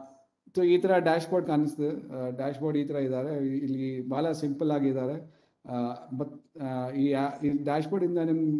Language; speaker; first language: Kannada; non-native, local second language; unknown